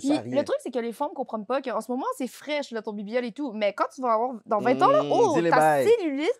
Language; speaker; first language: French; native; French